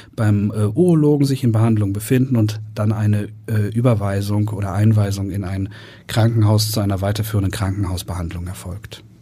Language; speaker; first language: German; native; German